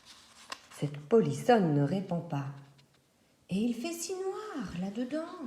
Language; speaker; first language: French; native; French